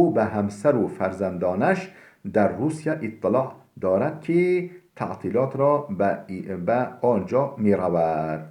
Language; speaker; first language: Persian; non-native, fluent; Turkish